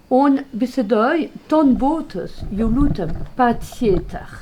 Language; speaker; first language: Albanian; non-native, learner; French